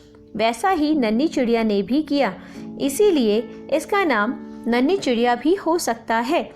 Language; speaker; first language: Hindi; native; Hindi